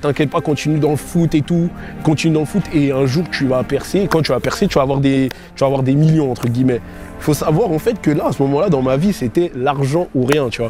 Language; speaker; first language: French; native; French